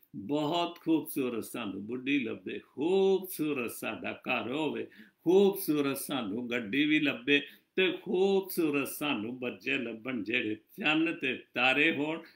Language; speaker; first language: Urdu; non-native, local second language; Punjabi